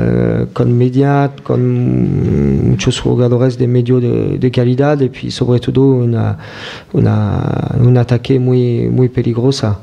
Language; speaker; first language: Spanish; non-native, fluent; French